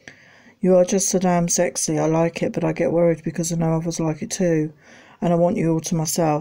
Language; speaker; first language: English; native; English